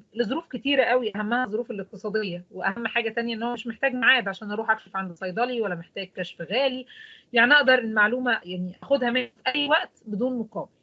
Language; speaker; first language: Arabic; native; Arabic